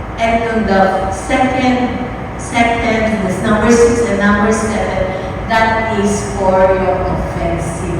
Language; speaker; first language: English; non-native, local second language; Filipino